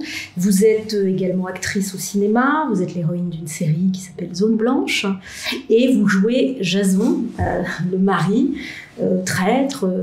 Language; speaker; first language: French; native; French